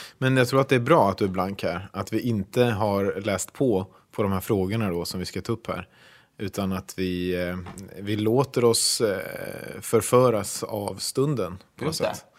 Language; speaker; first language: Swedish; native; Swedish